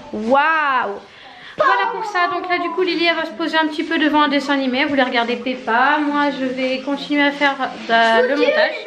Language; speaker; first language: French; native; French